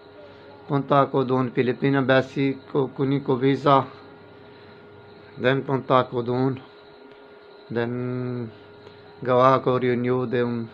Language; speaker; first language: Filipino; non-native, learner; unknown